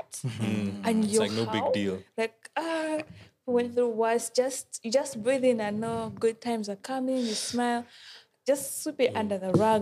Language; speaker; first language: English; non-native, local second language; Ganda